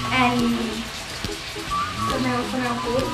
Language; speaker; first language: English; non-native, learner; Thai